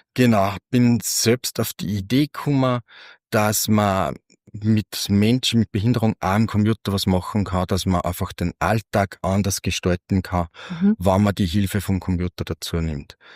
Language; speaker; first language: German; native; German